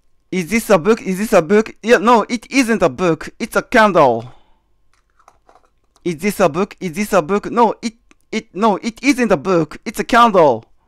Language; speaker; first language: English; non-native, learner; Japanese